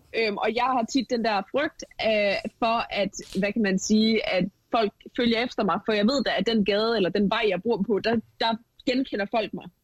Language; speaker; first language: Danish; native; Danish